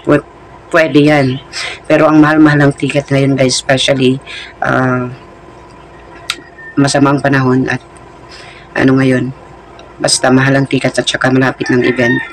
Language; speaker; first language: Filipino; native; Filipino